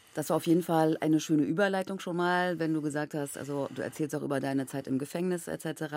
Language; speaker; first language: German; native; German